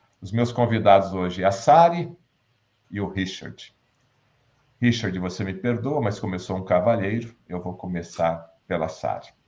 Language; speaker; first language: Portuguese; native; Portuguese